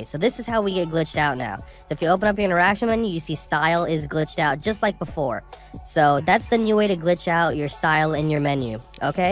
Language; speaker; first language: English; native; English